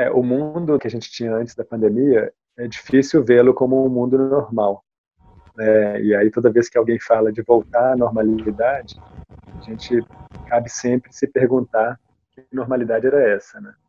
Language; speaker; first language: Portuguese; native; Portuguese